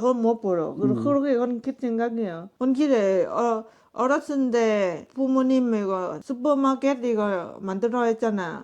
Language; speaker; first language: Korean; non-native, learner; Lao